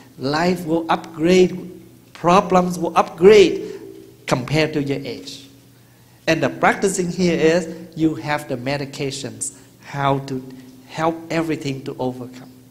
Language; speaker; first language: English; early bilingual, other home language; Vietnamese